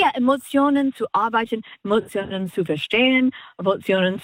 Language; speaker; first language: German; non-native, learner; English